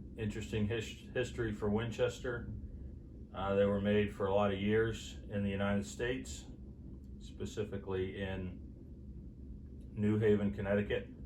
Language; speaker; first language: English; native; English